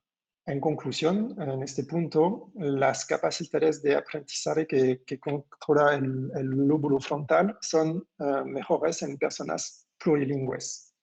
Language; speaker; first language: Spanish; non-native, fluent; French